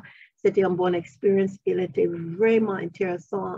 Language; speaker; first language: French; non-native, fluent; English